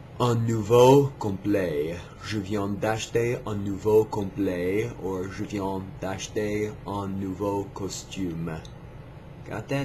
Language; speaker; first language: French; non-native, learner; English